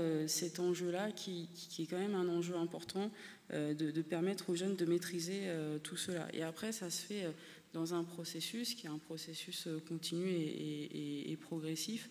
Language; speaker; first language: French; native; French